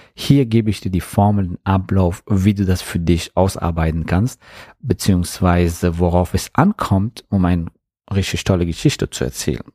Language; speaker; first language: German; non-native, fluent; Persian